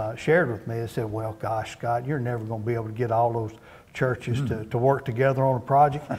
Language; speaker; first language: English; native; English